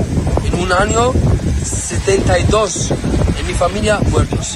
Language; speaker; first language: Spanish; non-native, learner; Arabic